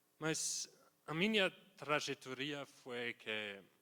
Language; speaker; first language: Portuguese; non-native, fluent; German